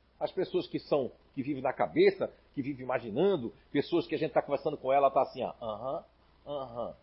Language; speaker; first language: Portuguese; native; Portuguese